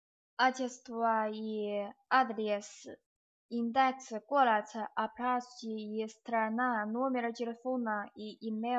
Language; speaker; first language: Russian; non-native, learner; Chinese